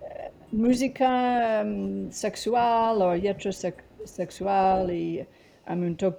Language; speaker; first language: Catalan; non-native, learner; English